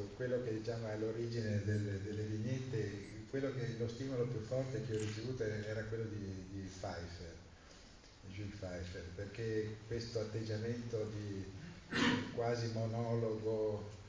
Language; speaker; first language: Italian; native; Italian